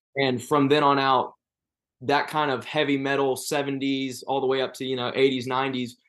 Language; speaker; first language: English; native; English